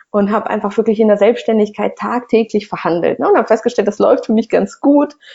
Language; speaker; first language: German; non-native, fluent; Russian